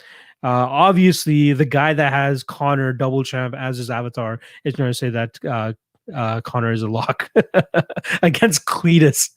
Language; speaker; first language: English; native; English